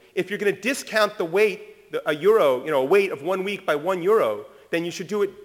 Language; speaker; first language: English; early bilingual, other home language; French